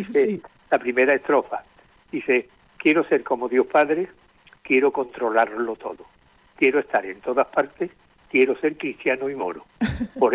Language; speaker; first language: Spanish; native; Spanish